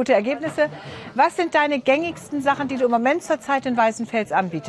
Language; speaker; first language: German; native; German